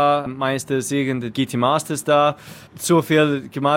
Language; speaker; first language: German; non-native, learner; English